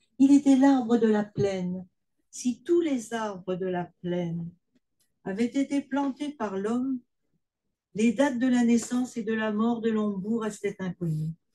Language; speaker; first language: French; native; French